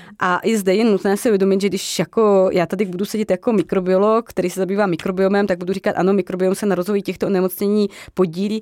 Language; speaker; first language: Czech; native; Czech